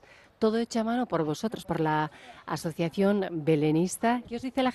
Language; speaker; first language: Spanish; native; Spanish